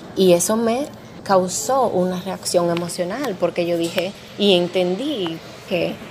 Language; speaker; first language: Spanish; early bilingual, heritage; Spanish